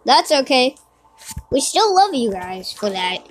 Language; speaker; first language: English; native; English